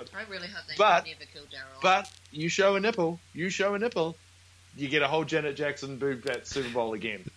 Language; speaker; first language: English; native; English